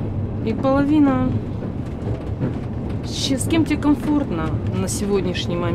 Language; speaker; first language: Russian; native; Russian